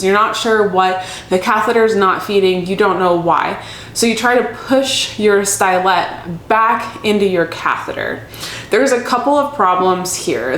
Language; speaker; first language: English; native; English